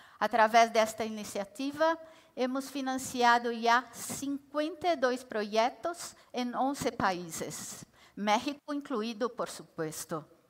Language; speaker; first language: Spanish; non-native, fluent; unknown